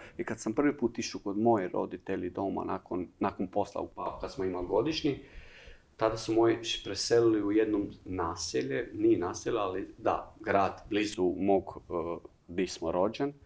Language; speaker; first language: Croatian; non-native, learner; Albanian